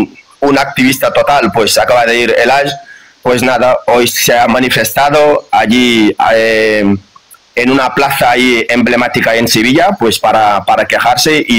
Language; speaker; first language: Spanish; non-native, fluent; Wolof